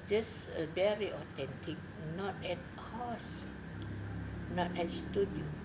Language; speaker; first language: English; non-native, learner; Indonesian